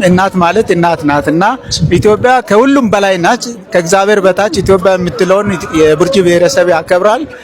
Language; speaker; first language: Amharic; non-native, local second language; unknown